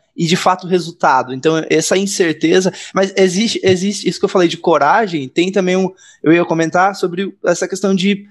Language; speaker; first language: Portuguese; native; Portuguese